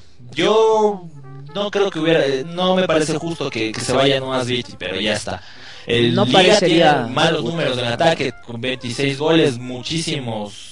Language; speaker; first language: Spanish; native; Spanish